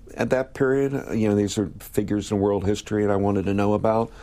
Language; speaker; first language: English; native; English